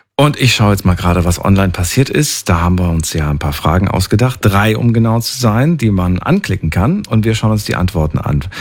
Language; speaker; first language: German; native; German